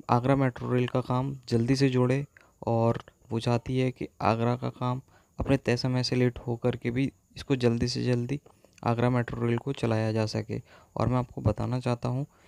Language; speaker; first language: Hindi; native; Hindi